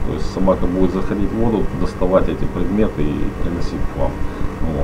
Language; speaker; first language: Russian; native; Russian